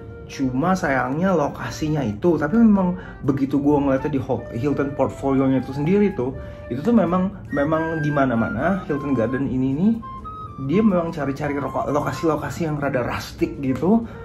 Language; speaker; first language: Indonesian; native; Indonesian